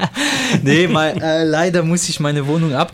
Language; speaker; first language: German; non-native, fluent; French